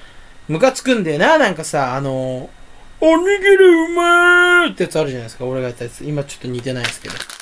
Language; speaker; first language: Japanese; native; Japanese